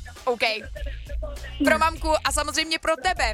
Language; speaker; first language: Czech; native; Czech